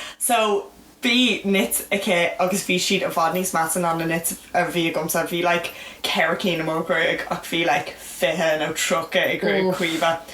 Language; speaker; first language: Irish; non-native, local second language; English